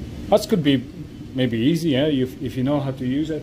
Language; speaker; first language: English; non-native, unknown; Polish